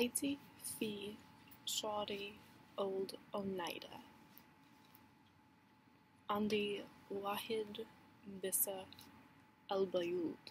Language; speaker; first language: Arabic; non-native, learner; English